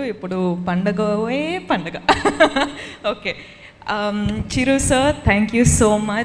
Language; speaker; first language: Telugu; non-native, local second language; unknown